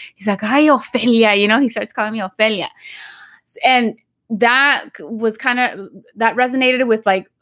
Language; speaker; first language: English; early bilingual, other home language; Spanish